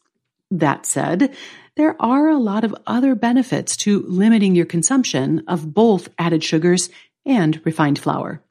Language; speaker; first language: English; native; English